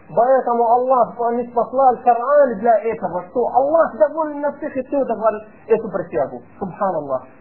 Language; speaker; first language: Russian; non-native, fluent; Arabic